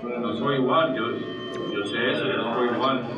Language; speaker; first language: Spanish; early bilingual, heritage; English